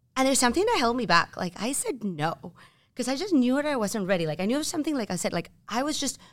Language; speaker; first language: English; non-native, fluent; Spanish